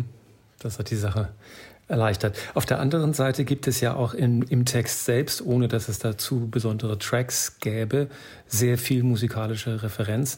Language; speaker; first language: German; native; German